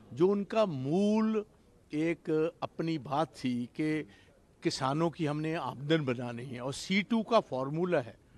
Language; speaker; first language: Hindi; non-native, local second language; Punjabi